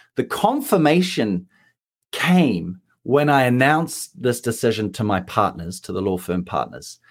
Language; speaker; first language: English; native; English